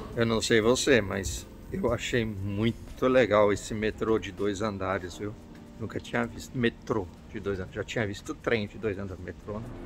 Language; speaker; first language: Portuguese; early bilingual, other home language; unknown